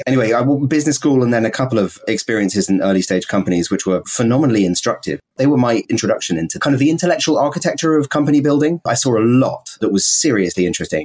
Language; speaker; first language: English; native; English